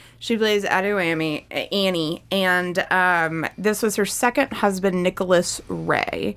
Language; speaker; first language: English; native; English